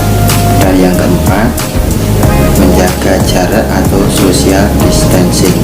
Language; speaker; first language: Indonesian; native; Indonesian